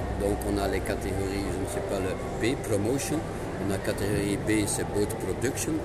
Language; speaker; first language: French; non-native, local second language; Dutch